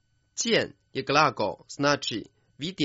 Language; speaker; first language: Croatian; non-native, fluent; Chinese